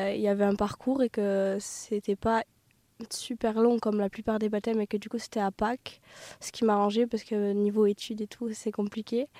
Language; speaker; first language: French; native; French